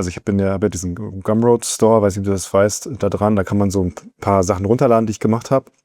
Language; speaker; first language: German; native; German